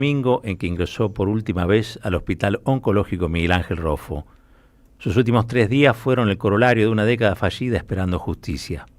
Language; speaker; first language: Spanish; native; Spanish